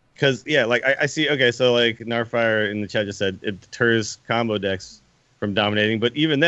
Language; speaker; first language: English; native; English